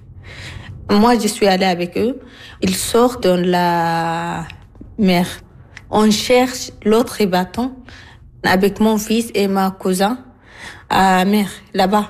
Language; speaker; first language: French; non-native, learner; Arabic